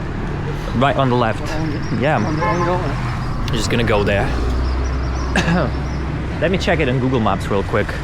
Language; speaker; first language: English; non-native, fluent; Russian